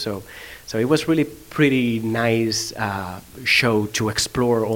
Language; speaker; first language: English; non-native, fluent; Spanish